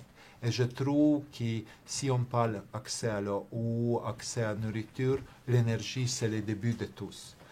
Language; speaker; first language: French; non-native, fluent; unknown